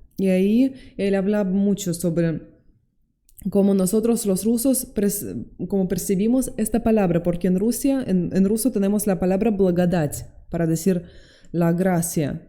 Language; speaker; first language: Spanish; non-native, fluent; Russian